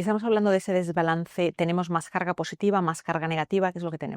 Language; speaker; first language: Spanish; native; Spanish